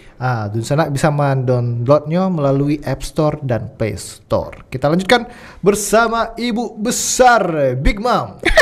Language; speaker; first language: Indonesian; non-native, local second language; Minangkabau